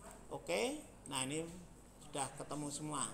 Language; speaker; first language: Indonesian; native; Indonesian